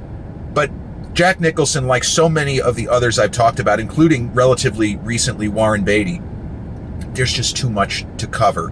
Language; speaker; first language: English; native; English